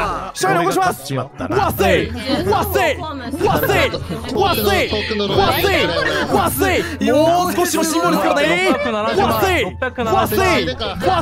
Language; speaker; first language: Japanese; native; Japanese